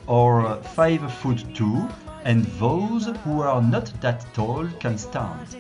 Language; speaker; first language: English; non-native, fluent; French